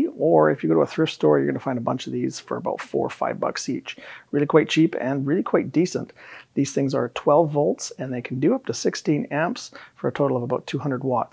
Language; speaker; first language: English; native; English